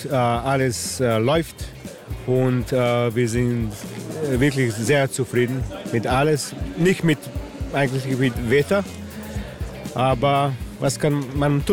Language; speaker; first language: German; non-native, learner; Slovenian